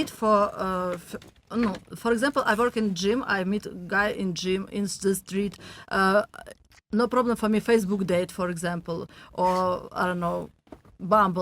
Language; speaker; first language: English; non-native, learner; Russian